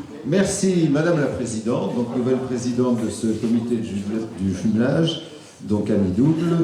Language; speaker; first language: French; native; French